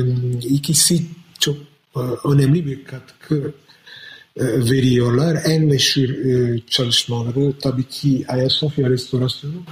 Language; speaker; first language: Turkish; non-native, fluent; Italian